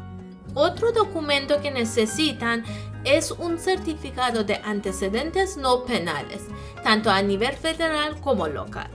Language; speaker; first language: Spanish; non-native, fluent; Persian